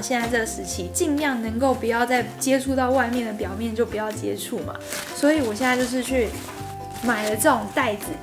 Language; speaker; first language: Chinese; native; Chinese